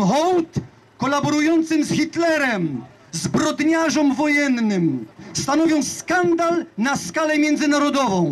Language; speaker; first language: Polish; native; Polish